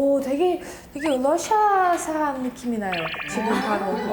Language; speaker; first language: Korean; non-native, fluent; Russian